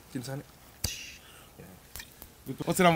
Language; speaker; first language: Korean; native; Korean